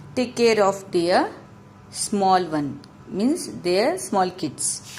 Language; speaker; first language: English; non-native, local second language; Kannada